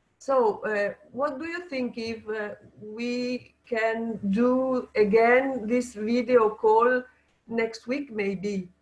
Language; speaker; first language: English; non-native, fluent; Italian